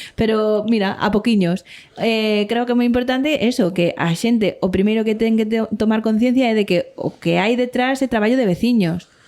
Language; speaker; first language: Galician; non-native, local second language; Spanish